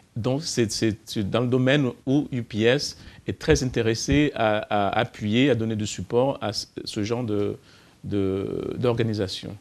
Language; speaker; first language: French; non-native, fluent; English